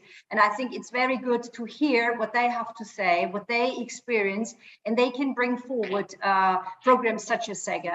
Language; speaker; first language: English; non-native, fluent; German